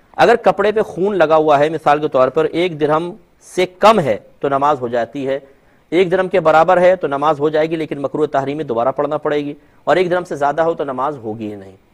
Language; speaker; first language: Urdu; native; Urdu